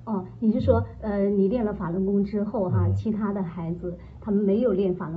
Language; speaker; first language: Chinese; native; Chinese